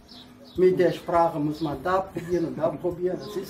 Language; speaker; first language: German; non-native, learner; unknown